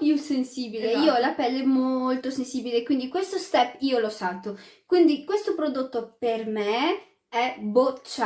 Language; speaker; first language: Italian; early bilingual, other home language; Arabic